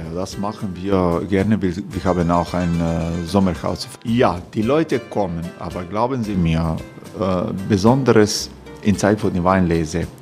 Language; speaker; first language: German; non-native, learner; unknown